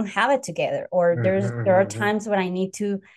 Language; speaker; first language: English; non-native, fluent; Spanish